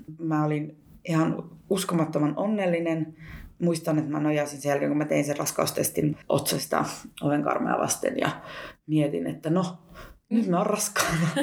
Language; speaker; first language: Finnish; early bilingual, other home language; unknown